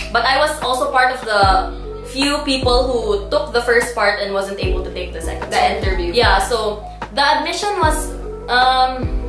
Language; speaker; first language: English; non-native, local second language; Cebuano